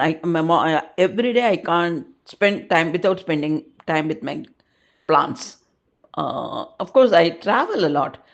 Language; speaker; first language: English; non-native, local second language; Tamil